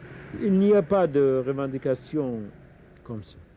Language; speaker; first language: French; non-native, fluent; Kurdish